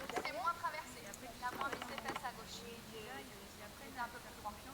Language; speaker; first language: French; native; French